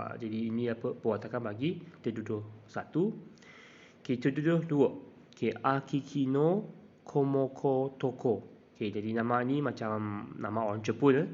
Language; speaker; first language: Malay; non-native, local second language; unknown